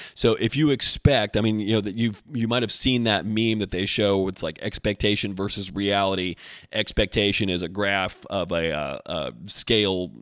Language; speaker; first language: English; native; English